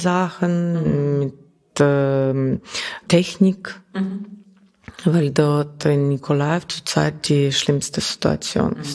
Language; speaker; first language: German; non-native, fluent; Russian